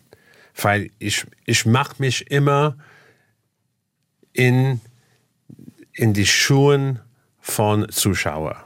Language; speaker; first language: German; non-native, fluent; English